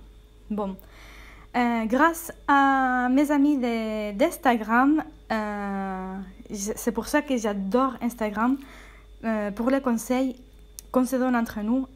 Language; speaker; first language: French; non-native, fluent; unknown